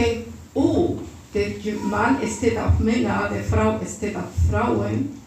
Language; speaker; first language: German; non-native, fluent; Russian